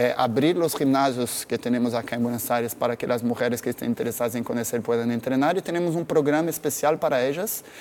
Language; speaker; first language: Spanish; non-native, fluent; Portuguese